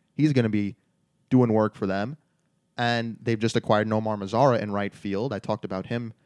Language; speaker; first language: English; native; English